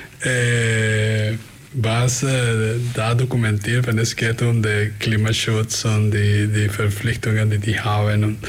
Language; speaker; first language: German; non-native, fluent; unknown